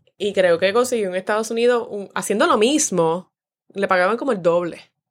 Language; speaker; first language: Spanish; native; Spanish